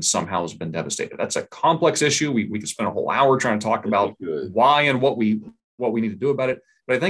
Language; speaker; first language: English; native; English